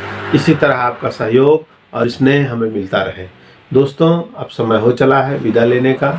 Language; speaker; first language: Hindi; native; Hindi